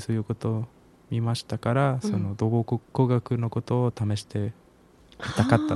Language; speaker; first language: Japanese; non-native, learner; Spanish